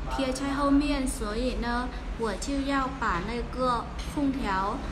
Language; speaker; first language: Chinese; non-native, fluent; Vietnamese